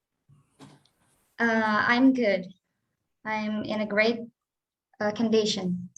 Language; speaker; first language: English; non-native, learner; Indonesian